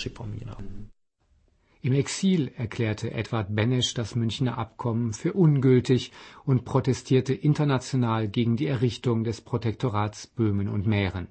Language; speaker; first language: German; native; German